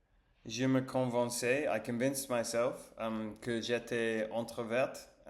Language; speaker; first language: French; non-native, learner; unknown